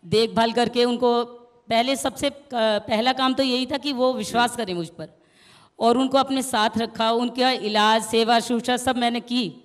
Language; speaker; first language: Hindi; native; Hindi